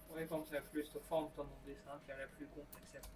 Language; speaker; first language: French; non-native, learner; Chinese